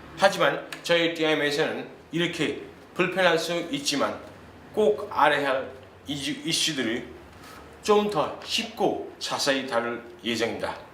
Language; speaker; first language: Korean; non-native, fluent; Nepali